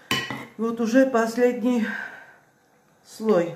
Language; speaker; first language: Russian; non-native, fluent; Armenian